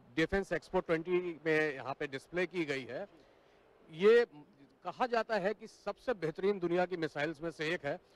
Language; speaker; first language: Hindi; native; Hindi